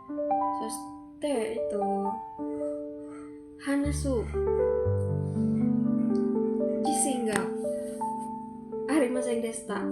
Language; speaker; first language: Japanese; non-native, learner; Indonesian